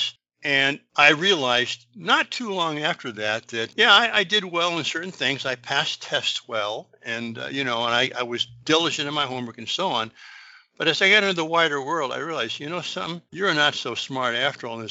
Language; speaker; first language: English; native; English